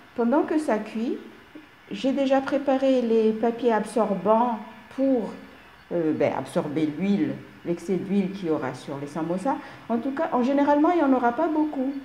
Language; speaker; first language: French; non-native, local second language; Malagasy